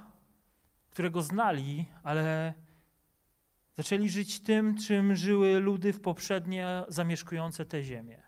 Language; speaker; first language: Polish; native; Polish